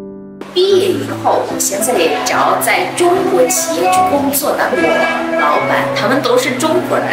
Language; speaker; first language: Chinese; non-native, fluent; Indonesian